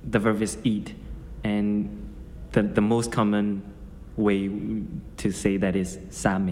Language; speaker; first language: English; non-native, fluent; Burmese